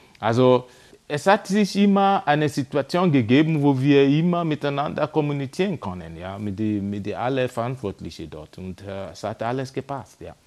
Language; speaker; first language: German; non-native, fluent; Yoruba